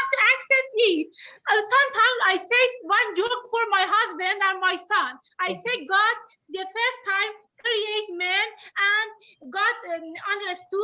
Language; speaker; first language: English; non-native, learner; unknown